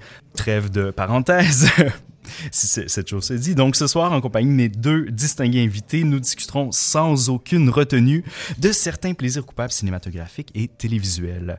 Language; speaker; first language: French; native; French